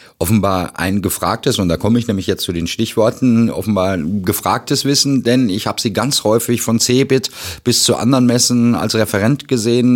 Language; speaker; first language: German; native; German